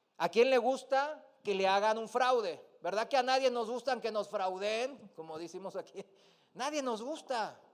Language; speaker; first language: Spanish; non-native, fluent; Korean